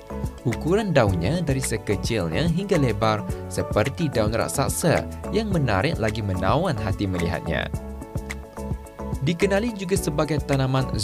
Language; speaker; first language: Malay; native; Malay